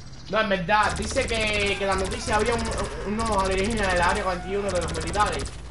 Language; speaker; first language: Spanish; early bilingual, heritage; Spanish